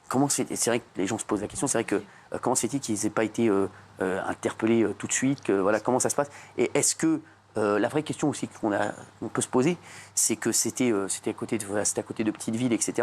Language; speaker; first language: French; native; French